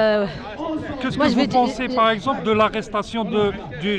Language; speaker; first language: French; non-native, local second language; Arabic